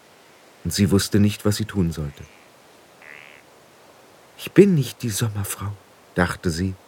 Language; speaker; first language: German; native; German